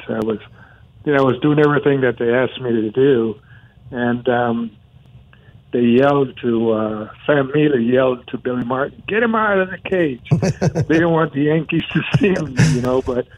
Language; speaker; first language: English; non-native, fluent; Spanish